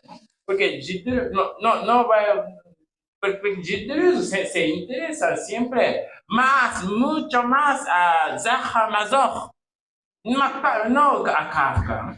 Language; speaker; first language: Spanish; non-native, fluent; Japanese